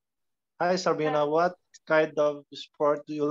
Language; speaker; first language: English; non-native, learner; Portuguese